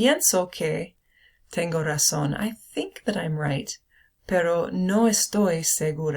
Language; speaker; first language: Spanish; non-native, fluent; English